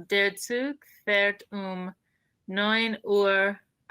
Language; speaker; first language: German; non-native, learner; English